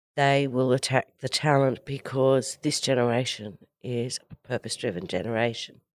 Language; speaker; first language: English; native; English